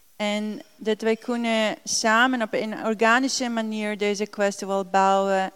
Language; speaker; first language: Dutch; non-native, learner; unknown